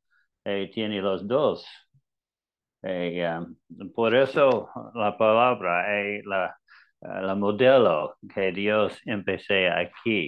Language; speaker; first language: Spanish; non-native, learner; English